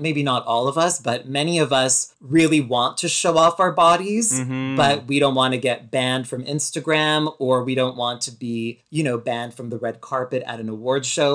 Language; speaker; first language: English; native; English